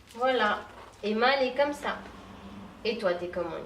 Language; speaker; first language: French; native; French